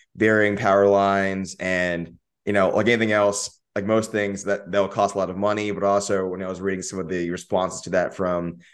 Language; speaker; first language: English; native; English